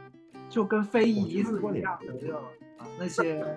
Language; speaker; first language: Chinese; non-native, local second language; Cantonese